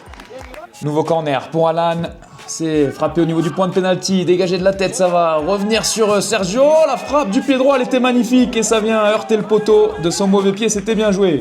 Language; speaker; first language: French; native; French